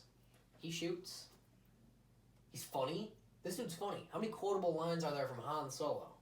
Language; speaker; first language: English; native; English